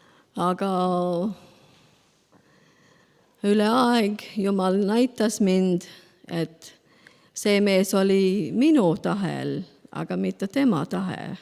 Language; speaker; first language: Estonian; non-native, learner; Spanish